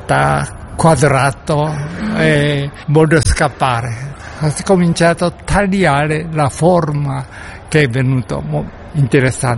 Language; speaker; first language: Italian; non-native, learner; Japanese